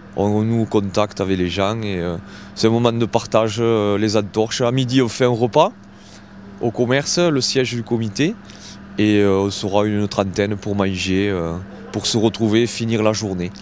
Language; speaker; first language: French; native; French